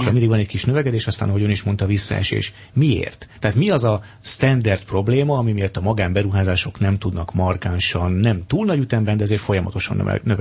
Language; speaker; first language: Hungarian; native; Hungarian